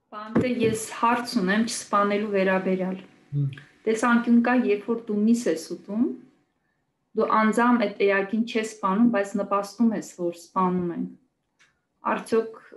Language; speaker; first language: Armenian; native; Armenian